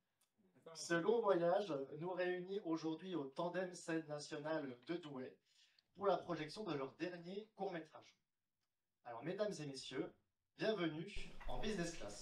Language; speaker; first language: French; native; French